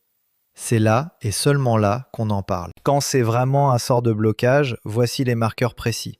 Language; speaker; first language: French; native; French